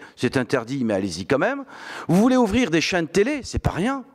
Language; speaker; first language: French; non-native, local second language; Arabic